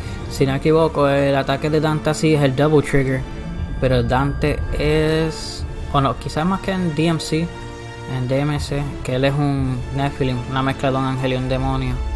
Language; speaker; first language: Spanish; native; Spanish